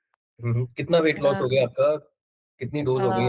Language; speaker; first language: Hindi; native; Hindi